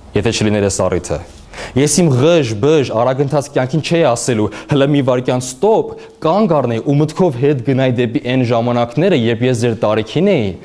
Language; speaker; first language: Armenian; early bilingual, heritage; Armenian